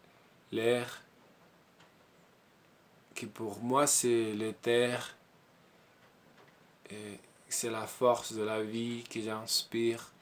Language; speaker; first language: French; non-native, learner; Spanish